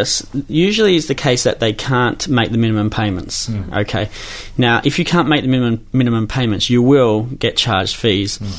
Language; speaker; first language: English; native; English